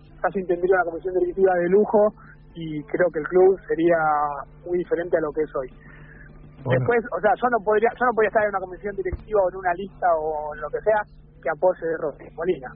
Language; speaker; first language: Spanish; native; Spanish